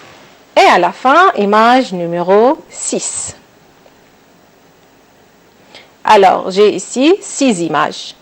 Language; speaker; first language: French; non-native, local second language; Arabic